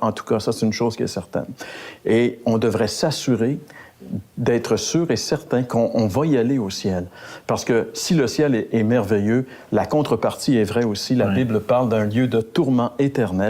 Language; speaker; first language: French; native; French